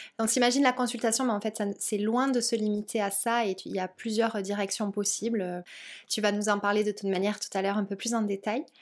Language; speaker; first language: French; native; French